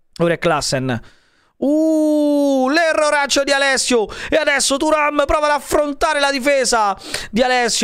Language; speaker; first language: Italian; native; Italian